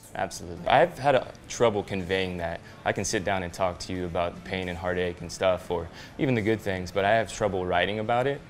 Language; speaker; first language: English; native; English